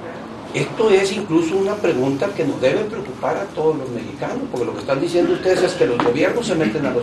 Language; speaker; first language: Spanish; native; Spanish